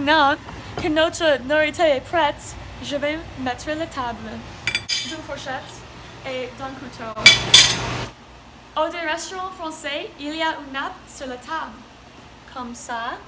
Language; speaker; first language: French; non-native, learner; English